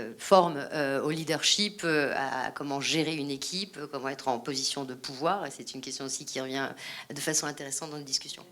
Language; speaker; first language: French; native; French